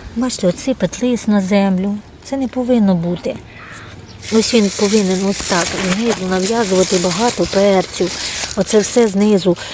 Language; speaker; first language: Ukrainian; non-native, local second language; Russian